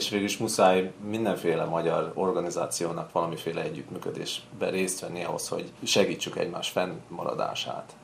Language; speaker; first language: Hungarian; early bilingual, heritage; Hungarian